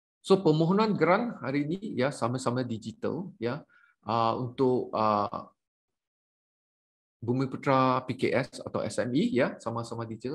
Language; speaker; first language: Malay; native; Malay